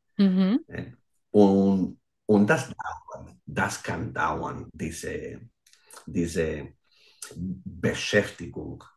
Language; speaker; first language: German; non-native, fluent; Greek